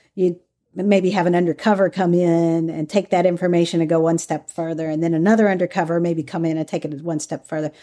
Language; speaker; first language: English; native; English